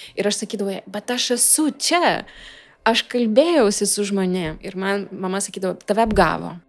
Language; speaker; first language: Lithuanian; non-native, local second language; Russian